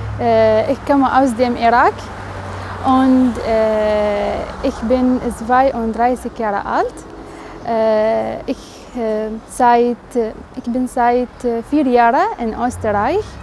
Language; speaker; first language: German; non-native, learner; Arabic